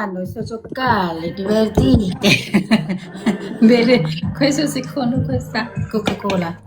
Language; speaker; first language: Italian; non-native, learner; Albanian